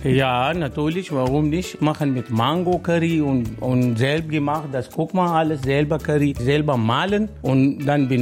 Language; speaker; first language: German; non-native, learner; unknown